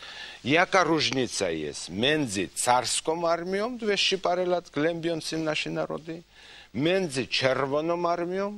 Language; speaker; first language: Polish; non-native, fluent; Georgian